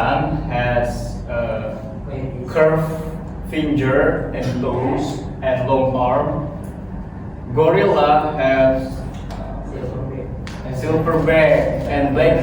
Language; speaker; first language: English; non-native, learner; Indonesian